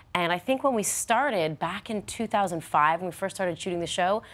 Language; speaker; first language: English; native; English